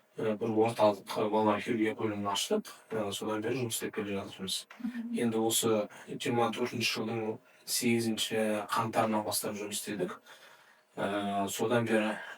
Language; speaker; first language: Kazakh; native; Kazakh